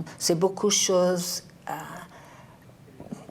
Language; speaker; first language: French; non-native, learner; English